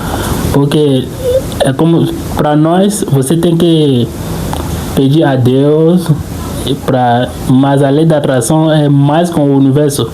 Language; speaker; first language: Portuguese; non-native, fluent; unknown